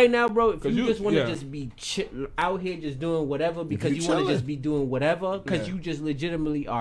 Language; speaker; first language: English; native; English